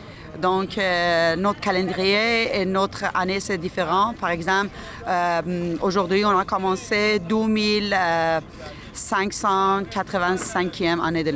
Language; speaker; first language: French; non-native, learner; Persian